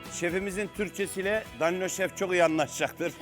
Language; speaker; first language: Turkish; native; Turkish